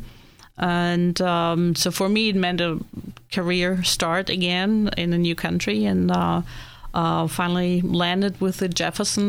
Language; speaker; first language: English; non-native, fluent; German